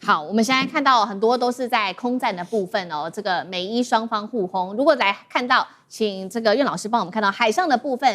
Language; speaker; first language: Chinese; native; Chinese